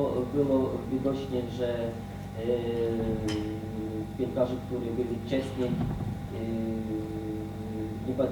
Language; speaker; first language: Polish; non-native, learner; Ukrainian